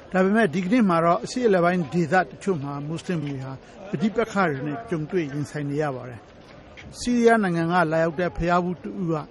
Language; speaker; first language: Burmese; native; Burmese